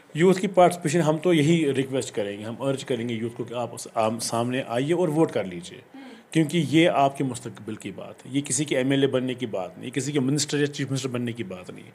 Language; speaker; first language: Hindi; non-native, local second language; Kashmiri